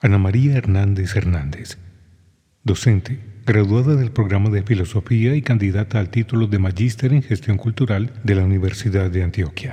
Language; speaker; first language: Spanish; native; Spanish